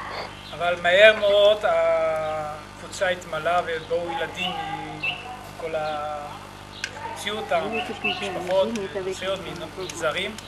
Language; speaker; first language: Hebrew; early bilingual, other home language; French